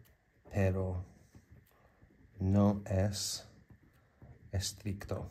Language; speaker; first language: Spanish; non-native, learner; English